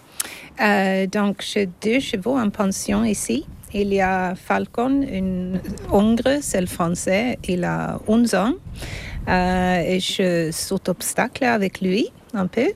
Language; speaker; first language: French; non-native, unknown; Swedish